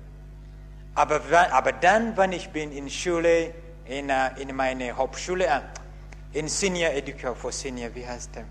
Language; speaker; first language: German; non-native, learner; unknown